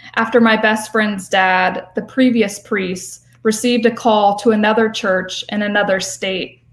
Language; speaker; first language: English; native; English